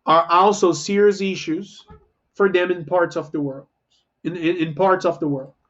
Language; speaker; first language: English; non-native, fluent; Portuguese